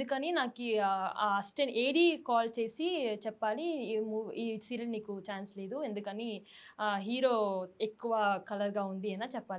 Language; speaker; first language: Telugu; non-native, learner; Tamil